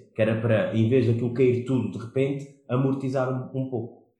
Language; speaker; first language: Portuguese; non-native, local second language; Kabuverdianu